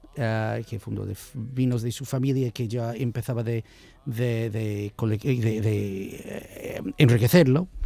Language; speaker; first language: Spanish; non-native, fluent; English